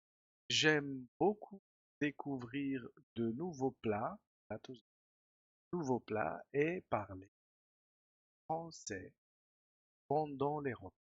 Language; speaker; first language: French; non-native, fluent; Spanish